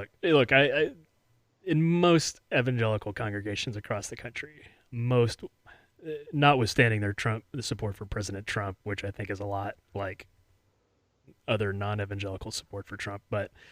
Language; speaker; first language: English; native; English